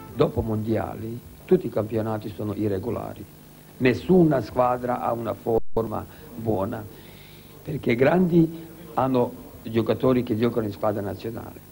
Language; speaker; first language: Italian; non-native, fluent; Serbian